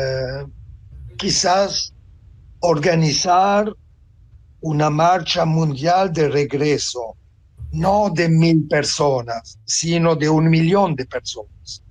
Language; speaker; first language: Spanish; non-native, fluent; Italian